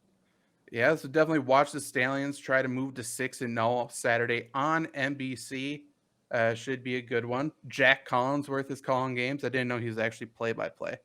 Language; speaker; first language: English; native; English